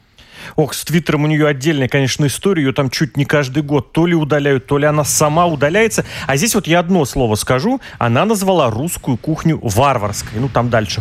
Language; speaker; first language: Russian; native; Russian